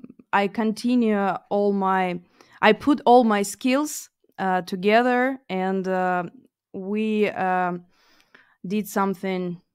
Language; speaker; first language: English; non-native, fluent; Russian